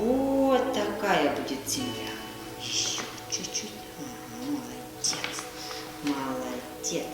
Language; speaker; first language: Russian; native; Russian